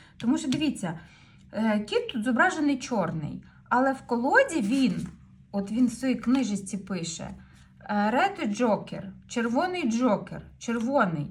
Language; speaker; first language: Ukrainian; non-native, local second language; Russian